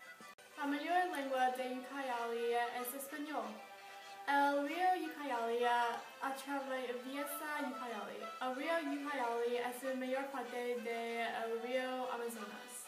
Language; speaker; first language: Spanish; non-native, learner; English